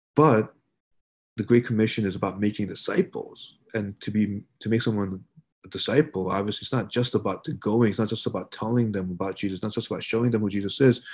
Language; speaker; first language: English; early bilingual, other home language; Korean